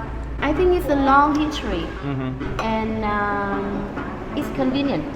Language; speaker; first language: English; non-native, fluent; Vietnamese